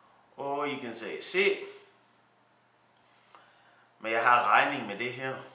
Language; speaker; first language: Danish; non-native, learner; English